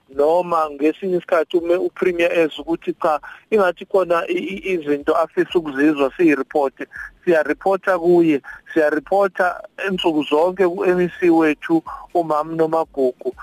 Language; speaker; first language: Zulu; native; Zulu